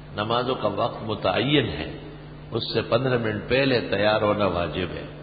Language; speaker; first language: Urdu; non-native, local second language; Pashto